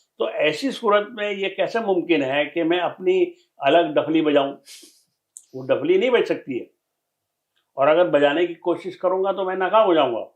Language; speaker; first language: Urdu; native; Urdu